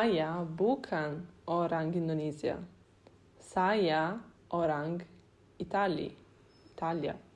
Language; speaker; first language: Indonesian; non-native, learner; Italian